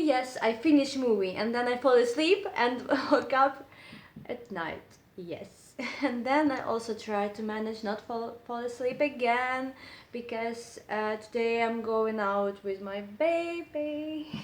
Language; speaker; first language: English; non-native, learner; Russian